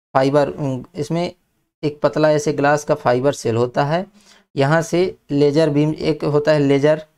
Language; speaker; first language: Hindi; native; Hindi